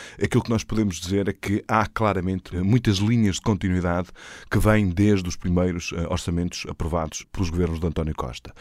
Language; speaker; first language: Portuguese; native; Portuguese